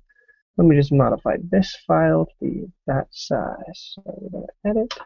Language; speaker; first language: English; native; English